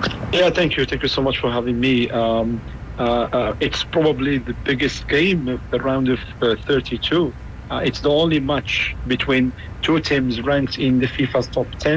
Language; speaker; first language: English; non-native, fluent; Arabic